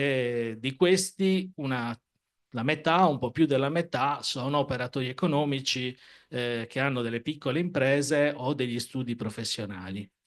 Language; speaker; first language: Italian; native; Italian